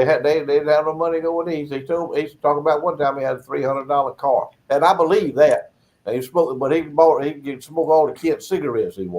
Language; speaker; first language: English; native; English